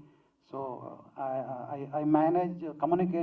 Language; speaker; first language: Telugu; non-native, learner; Kannada